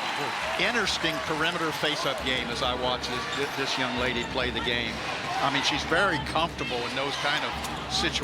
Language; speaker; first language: English; native; English